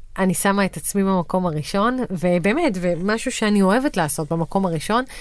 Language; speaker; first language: Hebrew; native; Hebrew